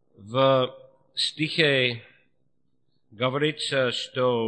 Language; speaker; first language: Russian; non-native, fluent; English